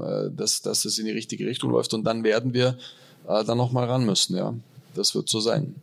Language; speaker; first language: German; native; German